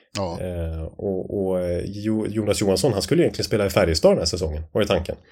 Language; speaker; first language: Swedish; native; Swedish